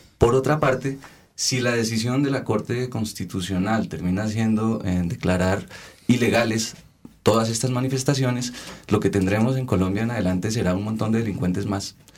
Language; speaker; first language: Spanish; native; Spanish